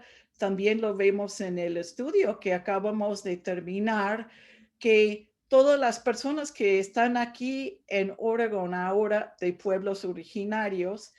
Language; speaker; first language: Spanish; non-native, fluent; English